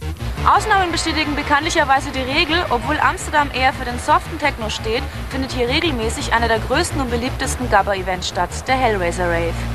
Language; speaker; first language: German; native; German